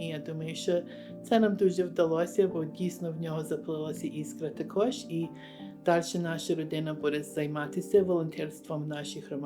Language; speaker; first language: Ukrainian; early bilingual, heritage; Ukrainian